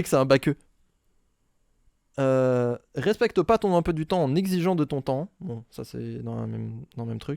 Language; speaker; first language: French; native; French